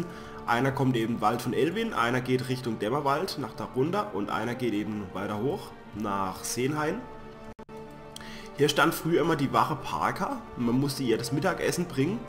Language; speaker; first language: German; native; German